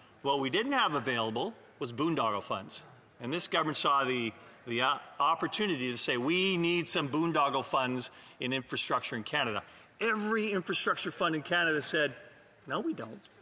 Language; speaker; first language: English; native; English